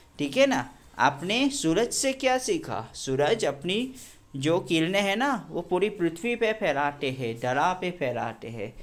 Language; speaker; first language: Hindi; non-native, local second language; Gujarati